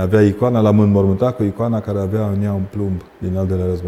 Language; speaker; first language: Romanian; native; Romanian